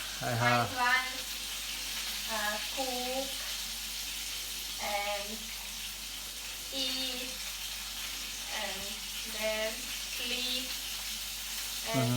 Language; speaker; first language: English; non-native, learner; Russian